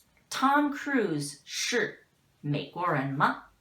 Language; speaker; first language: Chinese; non-native, fluent; English